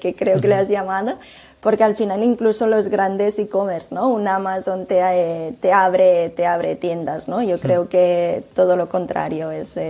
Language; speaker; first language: Spanish; native; Spanish